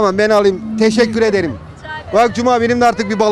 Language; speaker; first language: Turkish; native; Turkish